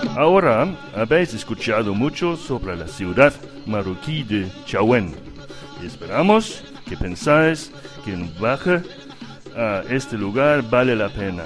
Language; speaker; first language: Spanish; non-native, learner; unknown